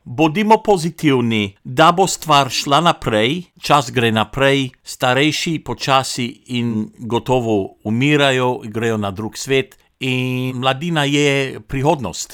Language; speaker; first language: Slovenian; non-native, local second language; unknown